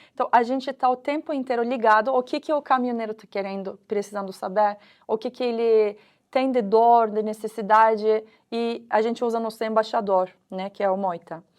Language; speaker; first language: Portuguese; non-native, fluent; Turkish